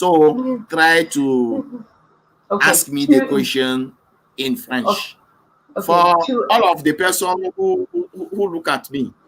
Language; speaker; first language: English; non-native, local second language; French